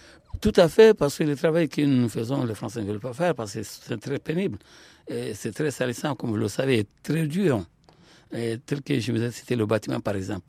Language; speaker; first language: French; non-native, local second language; Soninke